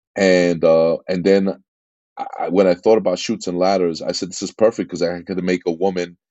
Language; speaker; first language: English; native; English